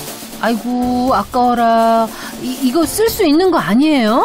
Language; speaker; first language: Korean; native; Korean